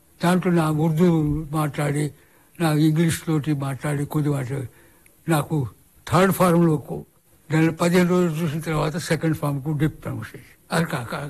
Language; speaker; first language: Telugu; non-native, local second language; Marathi